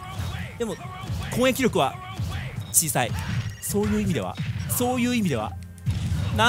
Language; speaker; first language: Japanese; native; Japanese